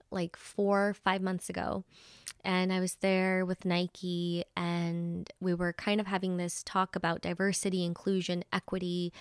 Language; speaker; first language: English; early bilingual, other home language; Spanish